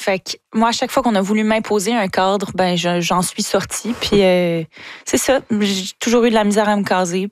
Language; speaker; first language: French; native; French